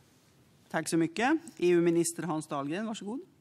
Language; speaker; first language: Swedish; native; Swedish